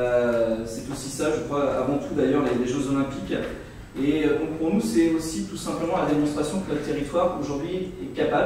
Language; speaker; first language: French; native; French